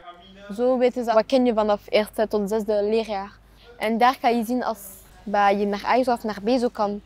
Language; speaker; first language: Dutch; non-native, local second language; French